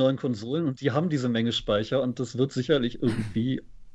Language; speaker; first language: German; native; German